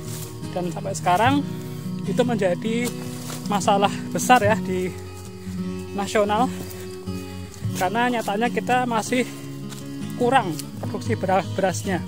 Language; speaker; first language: Indonesian; native; Indonesian